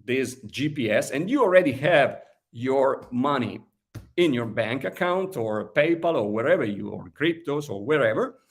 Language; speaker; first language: English; non-native, fluent; Italian